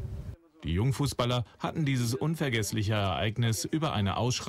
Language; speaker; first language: German; native; German